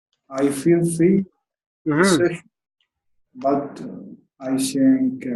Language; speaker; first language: English; non-native, learner; Arabic